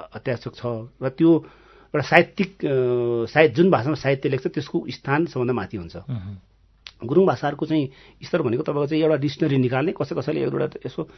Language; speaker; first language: Nepali; non-native, local second language; Gurung